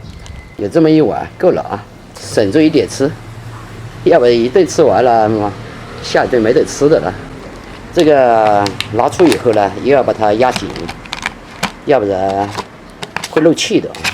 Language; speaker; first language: Chinese; native; Chinese